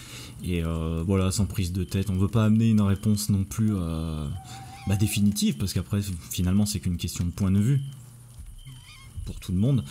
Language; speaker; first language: French; native; French